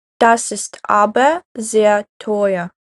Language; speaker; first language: German; non-native, fluent; Ukrainian